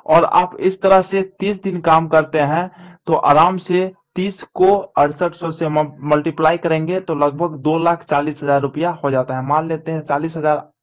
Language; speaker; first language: Hindi; native; Hindi